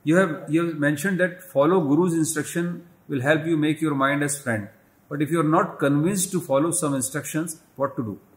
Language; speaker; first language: English; non-native, local second language; Hindi